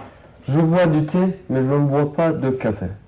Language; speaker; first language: French; non-native, learner; Turkish